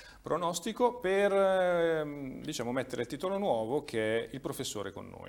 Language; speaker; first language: Italian; native; Italian